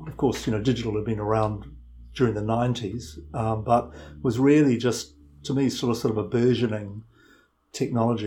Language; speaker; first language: English; native; English